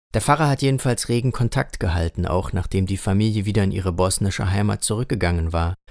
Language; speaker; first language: German; native; German